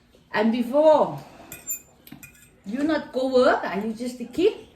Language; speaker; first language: English; non-native, learner; Thai